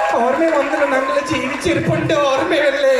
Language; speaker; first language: Malayalam; non-native, learner; English